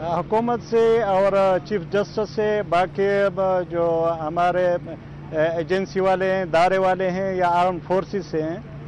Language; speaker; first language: Urdu; native; Urdu